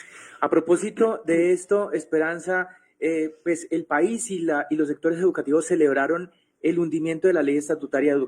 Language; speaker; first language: Spanish; native; Spanish